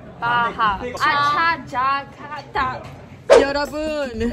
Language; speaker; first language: Korean; early bilingual, heritage; English